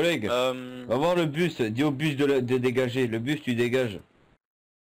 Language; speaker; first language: French; native; French